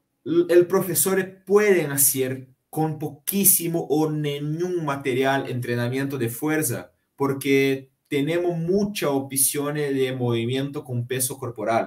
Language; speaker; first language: Spanish; non-native, fluent; Portuguese